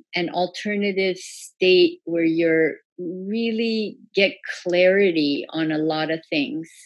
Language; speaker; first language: English; early bilingual, other home language; Persian